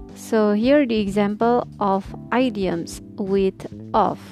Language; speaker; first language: English; non-native, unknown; Indonesian